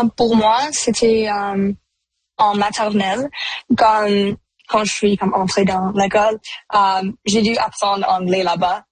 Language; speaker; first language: French; non-native, local second language; Punjabi